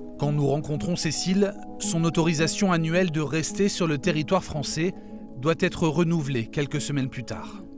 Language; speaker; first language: French; native; French